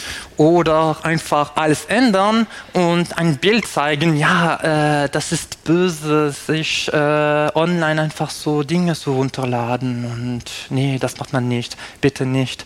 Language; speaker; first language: German; non-native, fluent; French